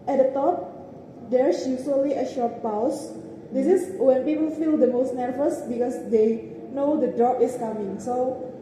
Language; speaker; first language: English; non-native, learner; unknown